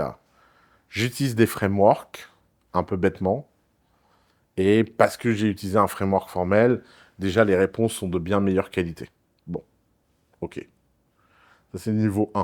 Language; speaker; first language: French; native; French